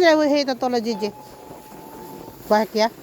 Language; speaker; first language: Finnish; non-native, learner; Cebuano